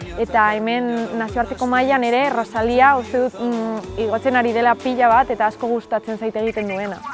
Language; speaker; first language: Basque; non-native, local second language; Spanish